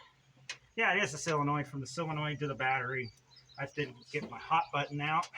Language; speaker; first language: English; native; English